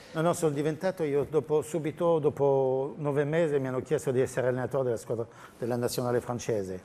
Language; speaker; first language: Italian; non-native, fluent; French